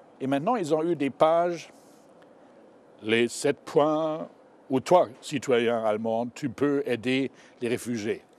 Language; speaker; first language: French; non-native, fluent; German